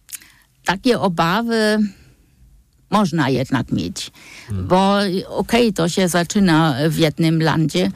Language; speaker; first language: Polish; non-native, fluent; German